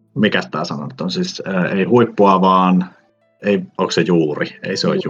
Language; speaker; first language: Finnish; native; Finnish